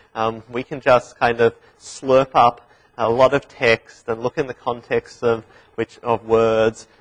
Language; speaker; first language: English; native; English